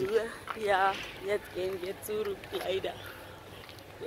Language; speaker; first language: German; non-native, learner; English